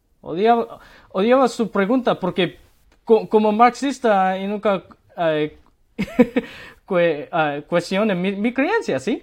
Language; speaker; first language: Spanish; non-native, learner; Korean